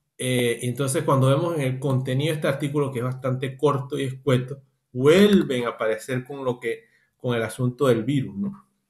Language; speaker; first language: Spanish; native; Spanish